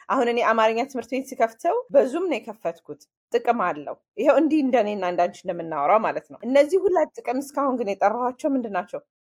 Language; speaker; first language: Amharic; early bilingual, heritage; Amharic